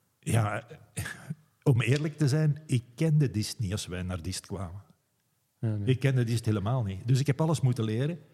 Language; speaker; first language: Dutch; native; Dutch